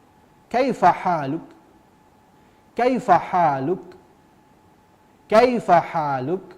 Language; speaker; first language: Arabic; non-native, fluent; Indonesian